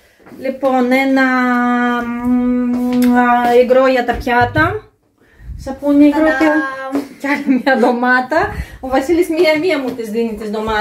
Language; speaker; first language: Greek; native; Greek